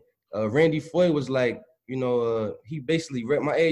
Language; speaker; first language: English; native; English